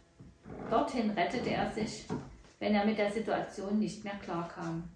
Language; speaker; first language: German; native; German